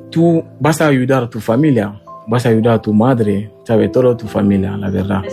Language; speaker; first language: Spanish; non-native, learner; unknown